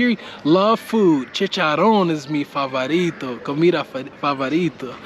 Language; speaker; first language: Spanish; non-native, learner; English